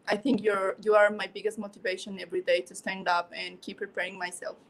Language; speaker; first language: English; non-native, learner; Spanish